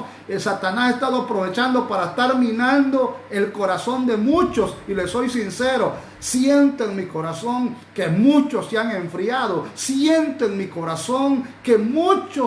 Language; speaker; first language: Spanish; native; Spanish